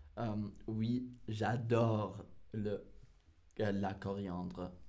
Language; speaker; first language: French; non-native, learner; English